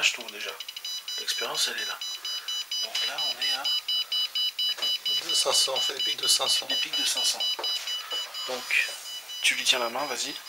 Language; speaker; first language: French; native; French